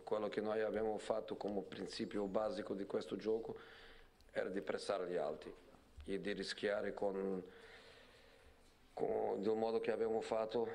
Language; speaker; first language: Italian; non-native, fluent; Portuguese